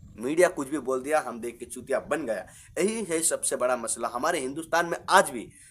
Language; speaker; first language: Hindi; non-native, local second language; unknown